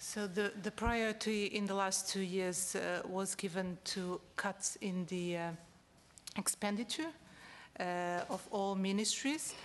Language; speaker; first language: English; non-native, fluent; Portuguese